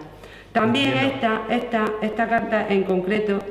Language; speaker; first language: Spanish; native; Spanish